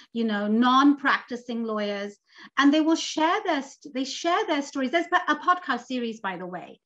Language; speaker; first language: English; native; English